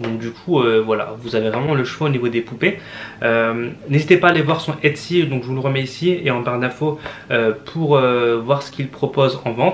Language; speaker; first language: French; native; French